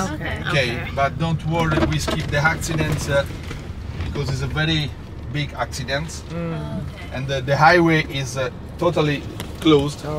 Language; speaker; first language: English; non-native, learner; Italian